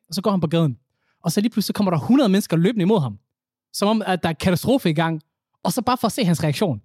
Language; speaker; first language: Danish; early bilingual, other home language; Somali